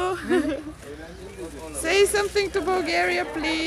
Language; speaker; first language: English; non-native, learner; Bulgarian